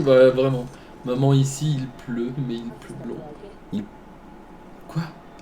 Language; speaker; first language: French; native; French